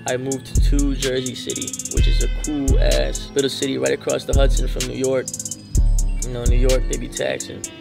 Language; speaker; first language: English; native; English